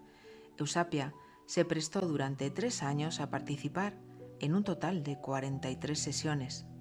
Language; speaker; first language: Spanish; native; Spanish